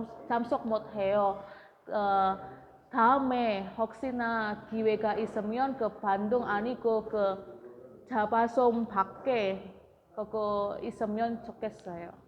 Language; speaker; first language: Korean; non-native, learner; Indonesian